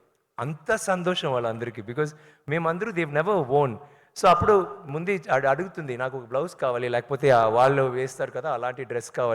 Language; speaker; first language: Telugu; non-native, learner; Tamil